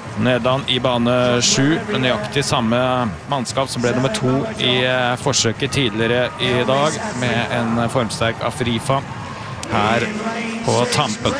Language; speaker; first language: Norwegian; native; Norwegian